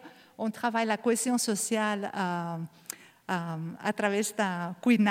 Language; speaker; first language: French; non-native, learner; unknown